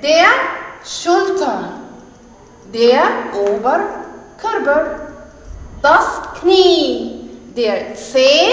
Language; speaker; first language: German; non-native, fluent; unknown